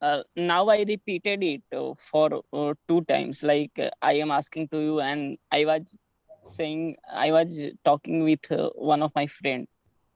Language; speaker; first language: English; non-native, learner; Hindi